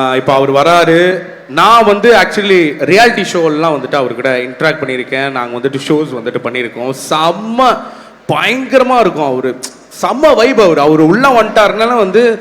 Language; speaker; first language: Tamil; native; Tamil